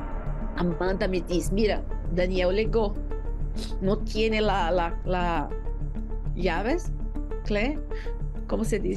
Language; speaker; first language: Spanish; non-native, learner; Portuguese